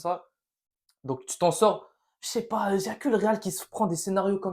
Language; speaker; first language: French; native; French